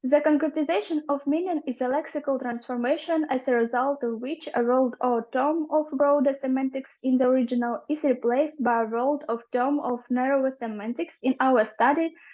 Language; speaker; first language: English; non-native, fluent; Ukrainian